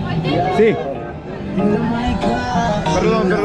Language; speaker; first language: Spanish; non-native, learner; Korean